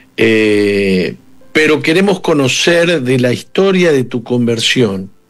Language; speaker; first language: Spanish; native; Spanish